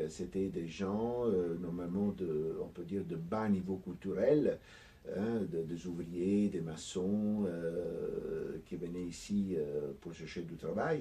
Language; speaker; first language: French; non-native, fluent; Italian